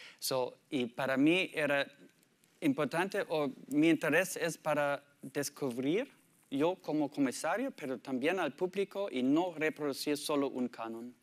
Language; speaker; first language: Spanish; non-native, learner; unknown